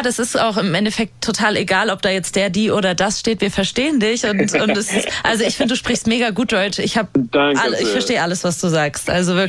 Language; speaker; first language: German; native; German